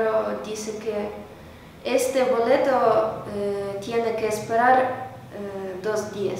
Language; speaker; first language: Spanish; non-native, learner; Ukrainian